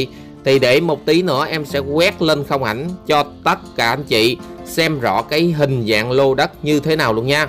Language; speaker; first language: Vietnamese; native; Vietnamese